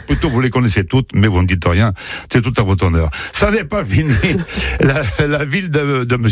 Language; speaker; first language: French; native; French